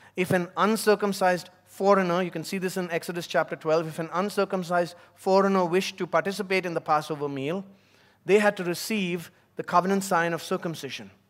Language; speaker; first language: English; non-native, local second language; Tamil